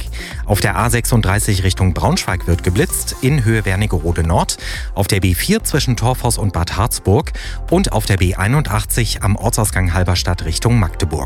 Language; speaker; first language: German; native; German